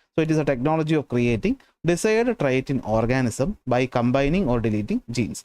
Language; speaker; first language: English; non-native, local second language; Malayalam